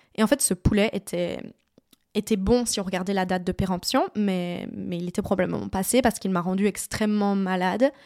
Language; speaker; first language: French; native; French